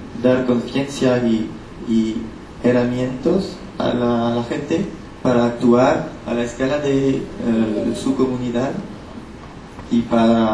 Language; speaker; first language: Spanish; non-native, learner; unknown